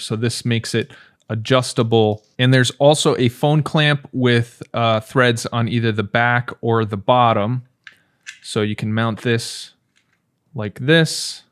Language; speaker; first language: English; native; English